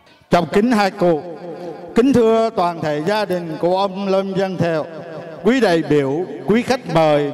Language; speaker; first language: Vietnamese; native; Vietnamese